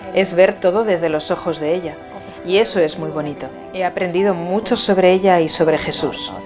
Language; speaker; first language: Spanish; non-native, fluent; German